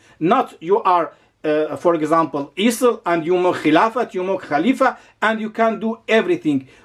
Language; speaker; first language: English; non-native, learner; Arabic